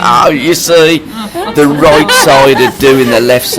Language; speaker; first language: English; native; English